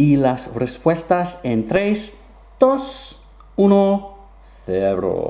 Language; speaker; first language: Spanish; non-native, fluent; English